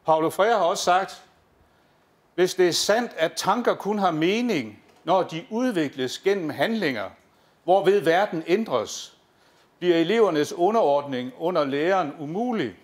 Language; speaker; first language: Danish; native; Danish